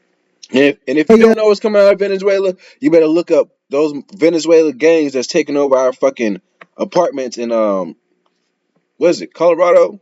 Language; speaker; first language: English; native; English